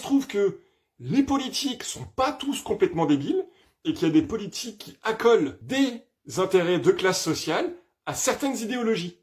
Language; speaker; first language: French; native; French